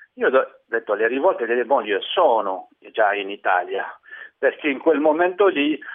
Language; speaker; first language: Italian; non-native, fluent; Kabyle